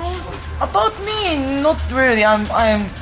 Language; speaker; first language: English; non-native, fluent; Japanese